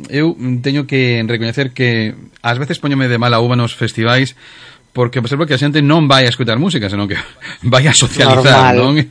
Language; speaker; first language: Galician; non-native, local second language; Spanish